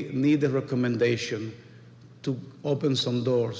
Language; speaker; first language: English; non-native, fluent; Spanish